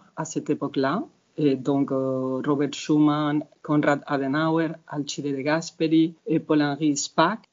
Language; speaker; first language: French; non-native, fluent; Spanish